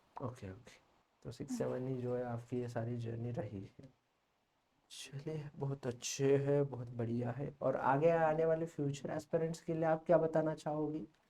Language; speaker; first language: Hindi; native; Hindi